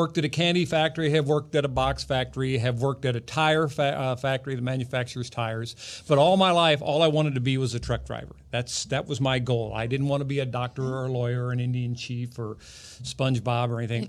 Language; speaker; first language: English; native; English